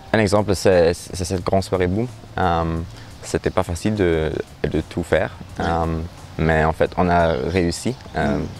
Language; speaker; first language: French; non-native, learner; German